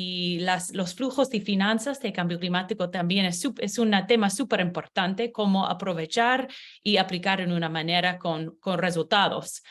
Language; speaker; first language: Spanish; non-native, learner; English